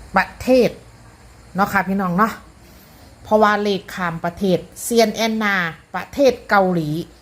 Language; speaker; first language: Thai; native; Thai